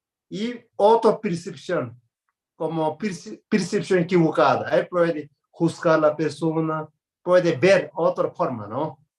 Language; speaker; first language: Spanish; non-native, learner; Tibetan